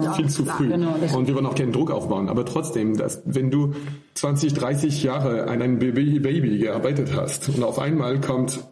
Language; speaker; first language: German; non-native, fluent; French